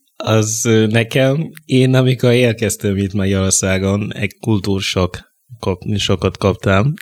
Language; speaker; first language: Hungarian; non-native, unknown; Mossi